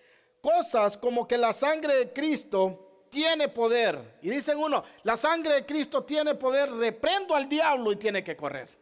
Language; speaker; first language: Spanish; native; Spanish